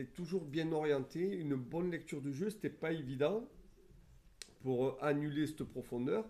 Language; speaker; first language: French; native; French